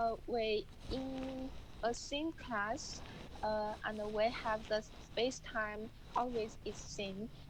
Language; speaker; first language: English; non-native, learner; Chinese